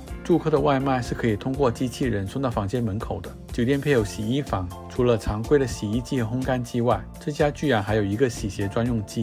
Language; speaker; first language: Chinese; native; Chinese